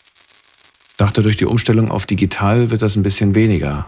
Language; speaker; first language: German; native; German